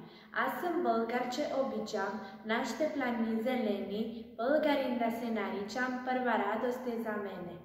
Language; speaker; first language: Bulgarian; early bilingual, heritage; Bulgarian